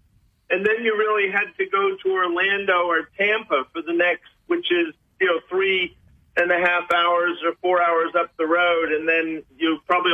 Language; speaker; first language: English; native; English